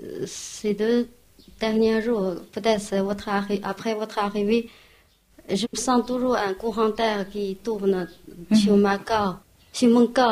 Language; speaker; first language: French; non-native, learner; Chinese